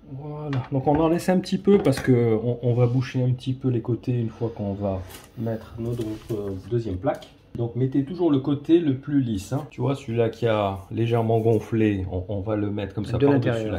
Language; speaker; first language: French; native; French